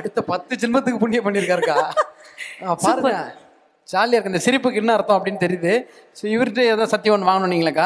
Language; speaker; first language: Tamil; native; Tamil